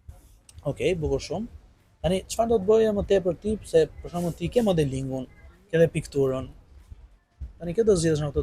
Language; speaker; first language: Albanian; native; Albanian